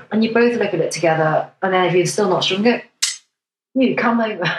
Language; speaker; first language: English; non-native, local second language; Cantonese